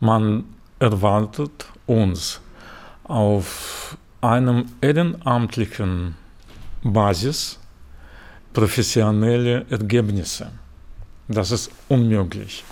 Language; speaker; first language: German; non-native, fluent; Russian